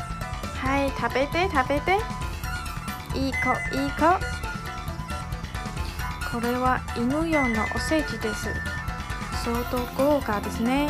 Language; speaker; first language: Japanese; non-native, fluent; Chinese